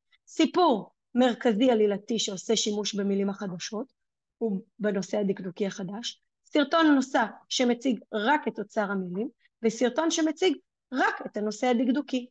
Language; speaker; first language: Hebrew; native; Hebrew